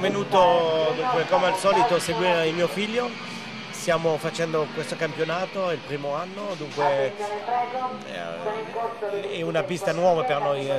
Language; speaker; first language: Italian; native; Italian